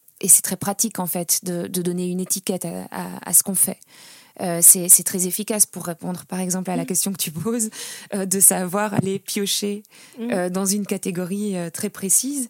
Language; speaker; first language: French; native; French